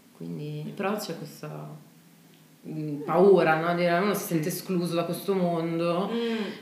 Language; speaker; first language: Italian; native; Italian